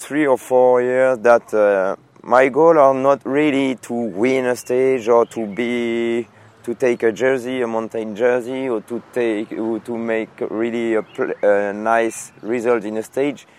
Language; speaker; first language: English; non-native, fluent; French